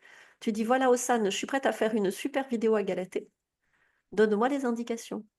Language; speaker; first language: French; native; French